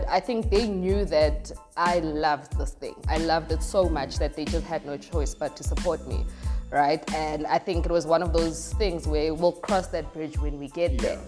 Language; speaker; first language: English; non-native, local second language; Zulu